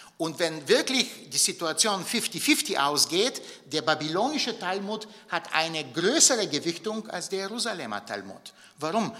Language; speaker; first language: German; non-native, fluent; Bulgarian